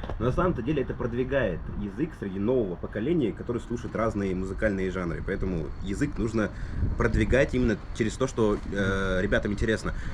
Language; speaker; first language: Russian; non-native, local second language; Ingush